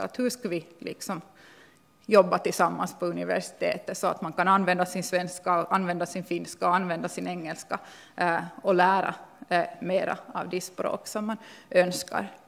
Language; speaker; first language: Swedish; non-native, local second language; Finnish